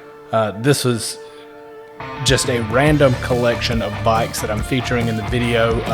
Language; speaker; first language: English; native; English